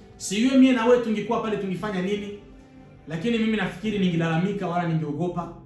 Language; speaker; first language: Swahili; native; Swahili